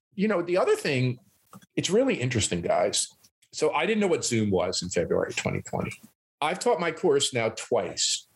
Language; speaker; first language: English; native; English